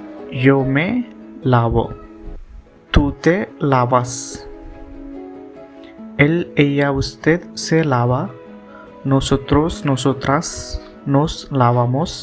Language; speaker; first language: Spanish; non-native, fluent; Telugu